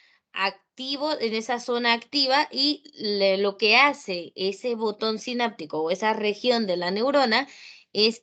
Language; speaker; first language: Spanish; native; Spanish